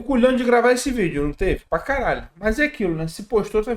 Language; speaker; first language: Portuguese; native; Portuguese